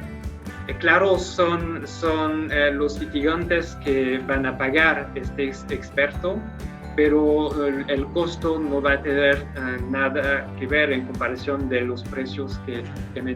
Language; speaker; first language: Spanish; non-native, fluent; French